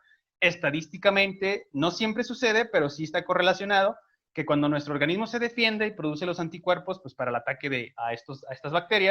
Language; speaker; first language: Spanish; native; Spanish